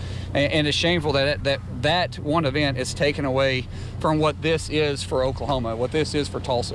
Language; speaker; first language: English; native; English